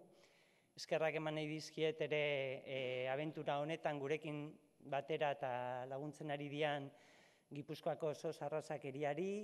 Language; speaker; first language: Basque; native; Basque